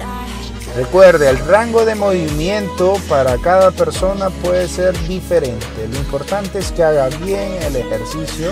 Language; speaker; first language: Spanish; native; Spanish